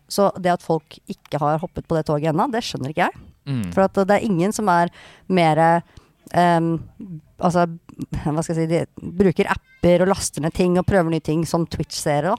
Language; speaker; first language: Norwegian; native; Norwegian